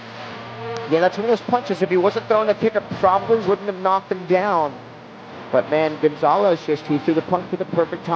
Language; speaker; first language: English; native; English